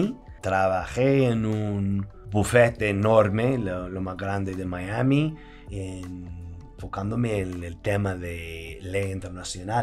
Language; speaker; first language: Spanish; non-native, fluent; English